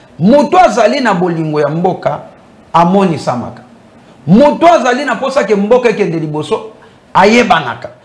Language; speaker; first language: Lingala; non-native, local second language; Mongo